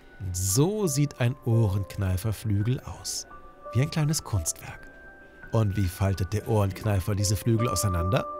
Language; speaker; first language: German; native; German